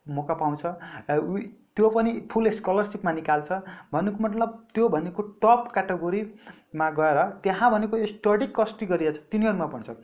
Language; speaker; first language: Nepali; non-native, local second language; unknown